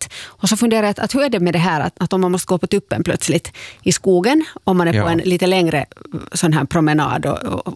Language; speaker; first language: Swedish; native; Swedish